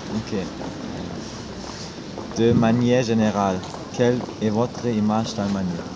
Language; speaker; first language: French; non-native, learner; German